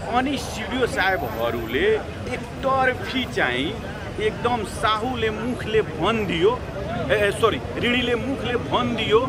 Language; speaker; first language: Nepali; non-native, local second language; Maithili